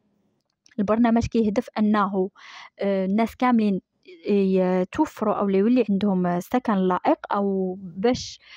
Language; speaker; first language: Arabic; native; Arabic